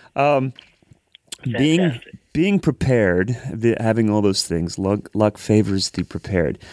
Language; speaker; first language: English; native; English